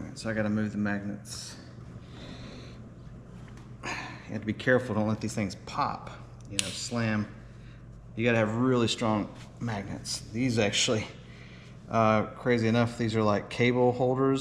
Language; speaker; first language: English; native; English